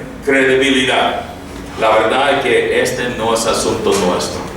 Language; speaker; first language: Spanish; non-native, fluent; English